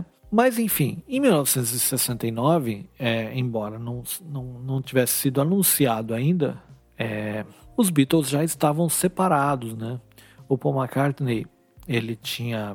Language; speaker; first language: Portuguese; native; Portuguese